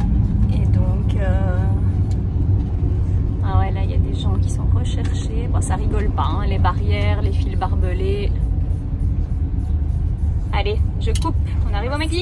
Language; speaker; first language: French; native; French